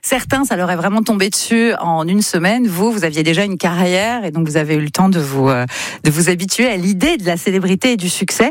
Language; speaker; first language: French; native; French